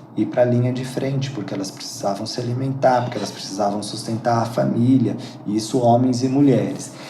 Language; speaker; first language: Portuguese; native; Portuguese